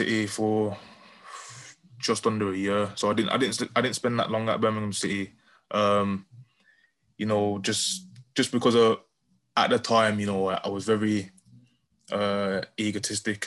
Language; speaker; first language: English; native; English